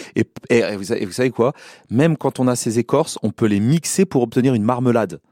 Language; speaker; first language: French; native; French